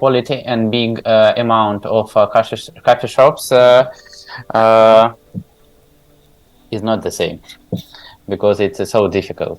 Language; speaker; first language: English; non-native, learner; Tajik